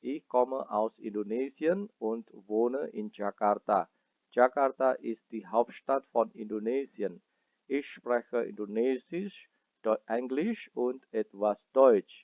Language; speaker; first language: German; non-native, fluent; Indonesian